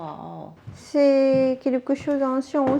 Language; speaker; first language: French; non-native, learner; Japanese